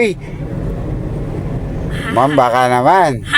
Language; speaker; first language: Filipino; native; Filipino